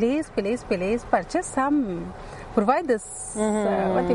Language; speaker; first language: English; non-native, learner; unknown